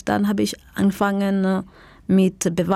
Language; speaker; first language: German; non-native, learner; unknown